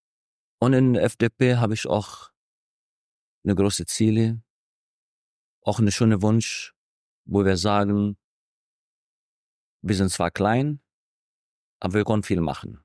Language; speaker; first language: German; non-native, fluent; Arabic